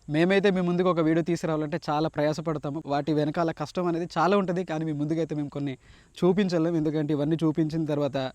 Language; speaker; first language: Telugu; native; Telugu